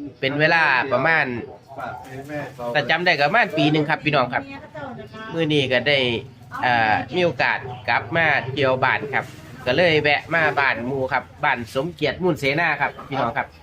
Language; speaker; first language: Thai; non-native, local second language; Northeastern Thai